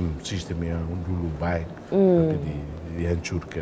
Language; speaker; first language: Indonesian; non-native, fluent; Tetum